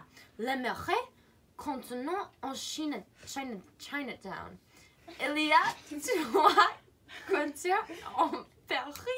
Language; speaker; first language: French; non-native, learner; English